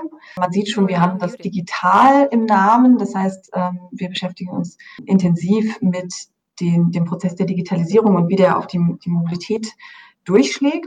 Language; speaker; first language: German; native; German